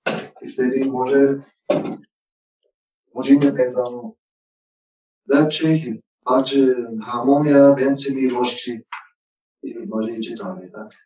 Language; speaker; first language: Polish; non-native, learner; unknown